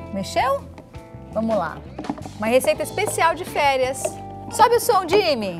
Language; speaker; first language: Portuguese; native; Portuguese